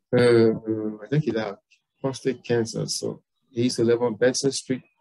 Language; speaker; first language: English; native; English